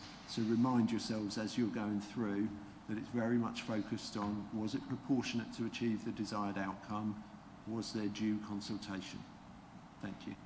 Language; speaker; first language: English; native; English